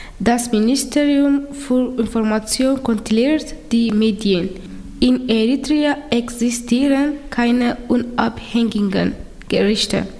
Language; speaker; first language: German; non-native, learner; Tigrinya